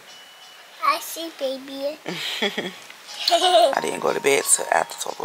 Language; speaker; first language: English; native; English